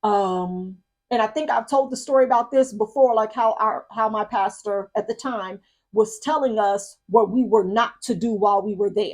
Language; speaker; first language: English; native; English